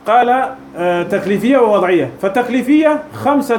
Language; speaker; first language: Arabic; non-native, fluent; French